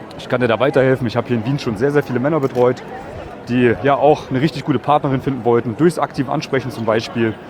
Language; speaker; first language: German; native; German